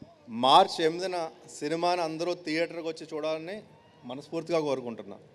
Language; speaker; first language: Telugu; native; Telugu